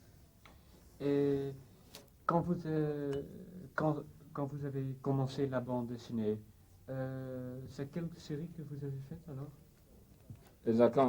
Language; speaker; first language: French; non-native, fluent; Dutch